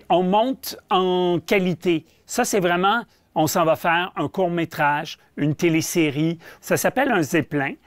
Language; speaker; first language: French; native; French